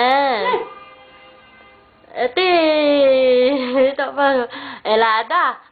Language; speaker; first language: Greek; non-native, learner; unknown